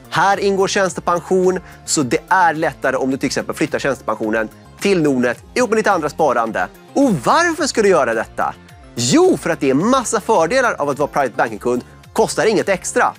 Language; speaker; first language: Swedish; native; Swedish